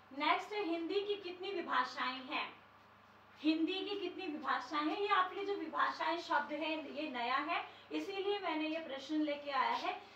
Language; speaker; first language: Hindi; native; Hindi